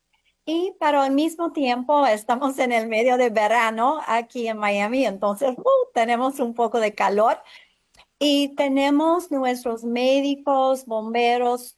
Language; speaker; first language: Spanish; non-native, fluent; English